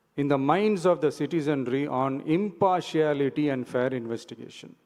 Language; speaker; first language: English; non-native, local second language; Tamil